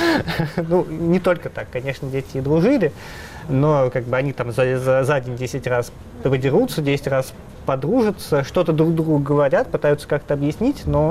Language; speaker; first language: Russian; native; Russian